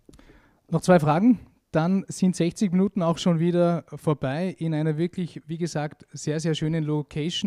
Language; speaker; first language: German; native; German